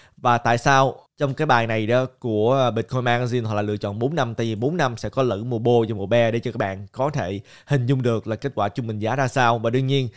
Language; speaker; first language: Vietnamese; native; Vietnamese